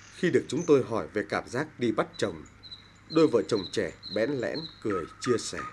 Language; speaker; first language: Vietnamese; native; Vietnamese